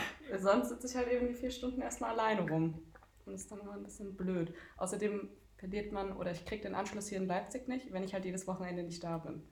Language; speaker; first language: German; native; German